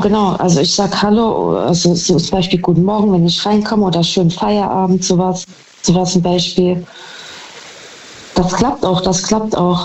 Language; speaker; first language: German; native; German